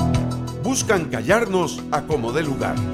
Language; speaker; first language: Spanish; native; Spanish